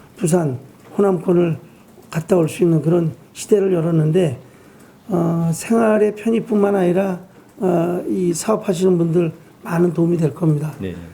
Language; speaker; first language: Korean; native; Korean